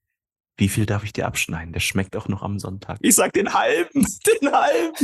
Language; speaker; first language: German; native; German